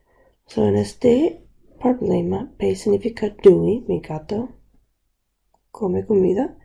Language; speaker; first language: Spanish; non-native, local second language; English